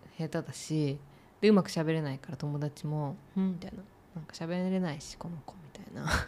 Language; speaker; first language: Japanese; native; Japanese